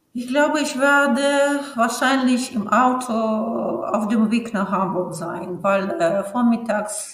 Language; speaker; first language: German; non-native, fluent; Ukrainian